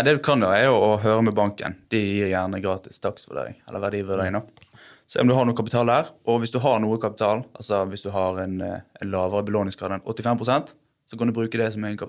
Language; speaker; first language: Norwegian; native; Norwegian